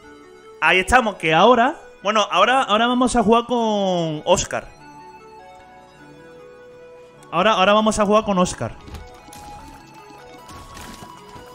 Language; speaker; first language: Spanish; native; Spanish